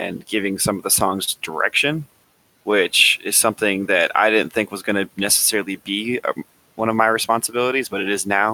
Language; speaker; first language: English; native; English